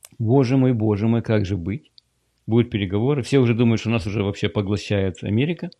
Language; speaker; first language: Russian; native; Russian